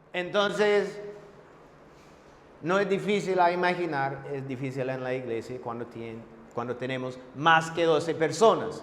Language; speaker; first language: Spanish; non-native, fluent; English